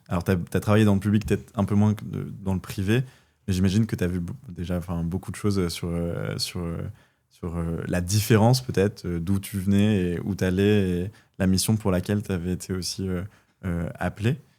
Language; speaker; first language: French; native; French